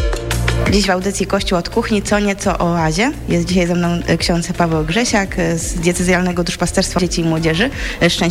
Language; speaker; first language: Polish; native; Polish